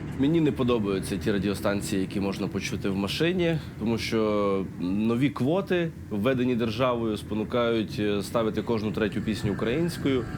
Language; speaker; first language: Ukrainian; native; Ukrainian